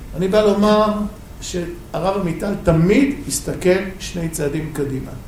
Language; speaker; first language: Hebrew; non-native, fluent; English